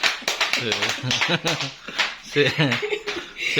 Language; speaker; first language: Spanish; non-native, learner; Filipino